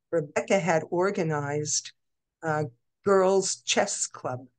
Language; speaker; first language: English; native; English